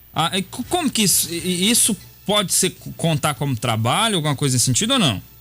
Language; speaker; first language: Portuguese; native; Portuguese